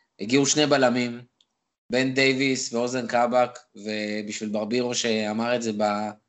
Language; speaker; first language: Hebrew; native; Hebrew